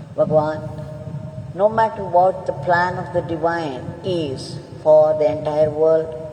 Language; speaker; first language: English; non-native, local second language; Tamil